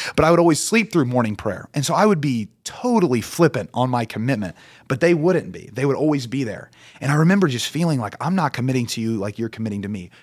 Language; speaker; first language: English; native; English